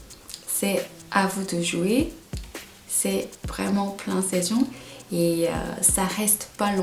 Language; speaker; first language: French; non-native, fluent; Korean